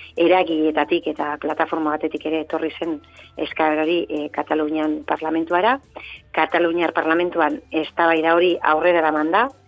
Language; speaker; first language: Basque; native; Basque